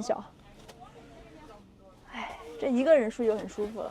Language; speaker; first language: Chinese; native; Chinese